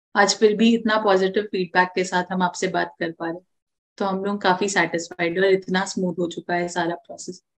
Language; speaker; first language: Hindi; non-native, local second language; Marathi